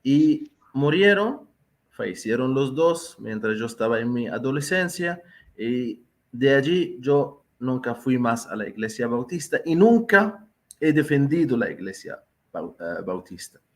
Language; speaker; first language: Spanish; non-native, fluent; Arabic